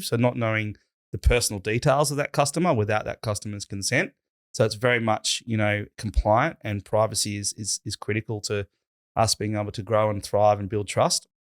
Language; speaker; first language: English; native; English